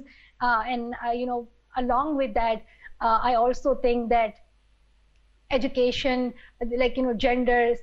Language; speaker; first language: English; non-native, local second language; Pashto